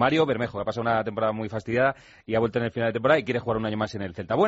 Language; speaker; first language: Spanish; native; Spanish